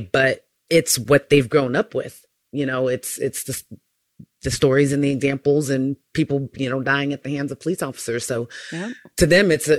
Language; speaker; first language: English; native; English